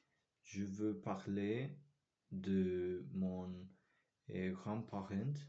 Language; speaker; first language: French; non-native, learner; Spanish